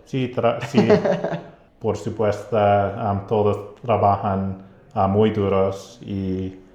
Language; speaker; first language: Spanish; non-native, learner; English